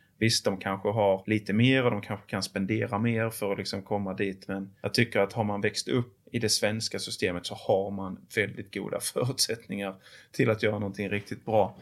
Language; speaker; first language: Swedish; native; Swedish